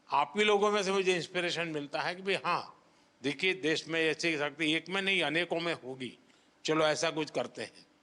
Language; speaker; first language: Hindi; native; Hindi